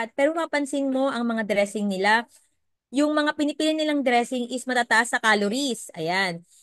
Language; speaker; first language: Filipino; non-native, local second language; Iloko